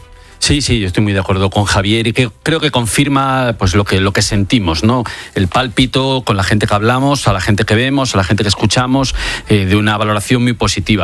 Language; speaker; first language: Spanish; native; Spanish